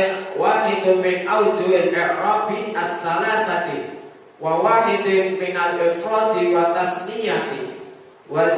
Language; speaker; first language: Arabic; non-native, learner; Indonesian